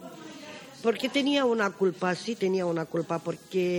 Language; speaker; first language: Spanish; non-native, learner; Romany